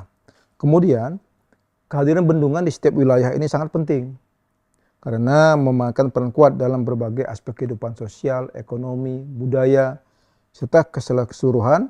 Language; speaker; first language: Indonesian; native; Indonesian